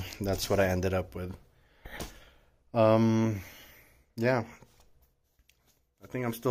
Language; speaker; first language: English; native; English